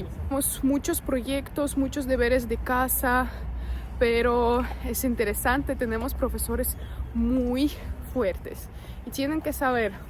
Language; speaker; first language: Spanish; non-native, fluent; Russian